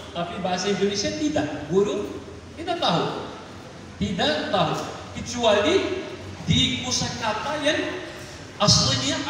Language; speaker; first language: Indonesian; non-native, learner; Arabic